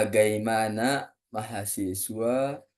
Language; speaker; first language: Indonesian; non-native, learner; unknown